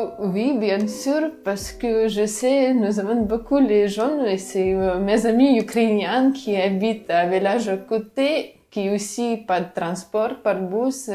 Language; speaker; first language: French; non-native, learner; Ukrainian